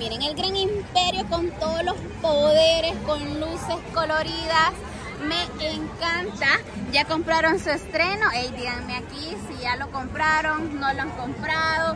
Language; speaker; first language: Spanish; native; Spanish